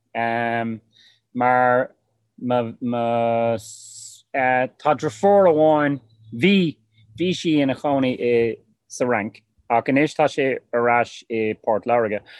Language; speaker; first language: Irish; non-native, local second language; English